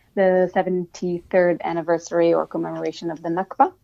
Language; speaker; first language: English; non-native, fluent; Arabic